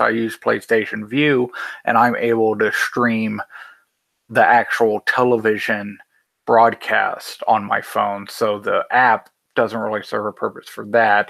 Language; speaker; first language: English; native; English